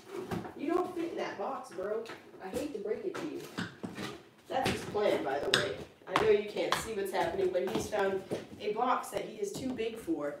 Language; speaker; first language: English; native; English